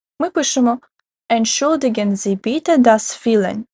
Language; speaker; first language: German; non-native, fluent; Ukrainian